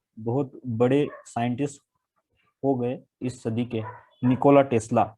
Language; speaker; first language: Hindi; non-native, local second language; Marathi